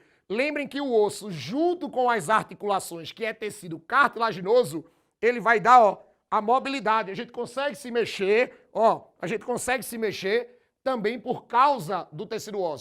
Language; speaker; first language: Portuguese; native; Portuguese